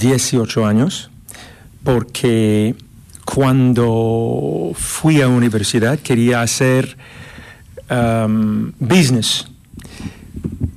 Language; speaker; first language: Spanish; non-native, learner; English